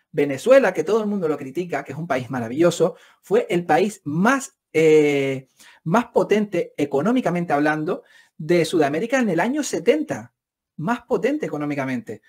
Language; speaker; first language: Spanish; native; Spanish